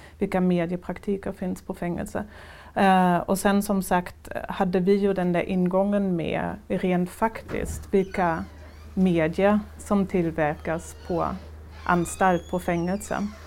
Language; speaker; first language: Swedish; non-native, fluent; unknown